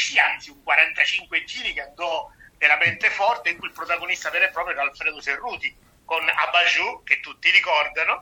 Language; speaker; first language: Italian; native; Italian